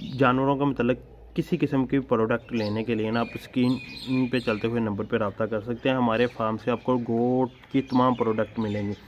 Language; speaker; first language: Urdu; non-native, local second language; Punjabi